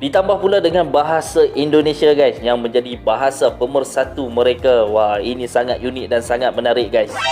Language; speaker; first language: Malay; native; Malay